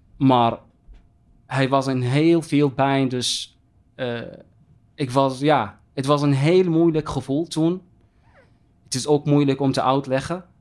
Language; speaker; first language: Dutch; non-native, fluent; Arabic